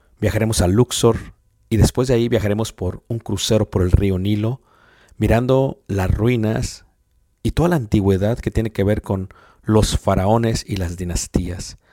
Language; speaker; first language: Spanish; native; Spanish